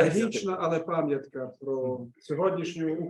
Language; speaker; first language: Ukrainian; native; Ukrainian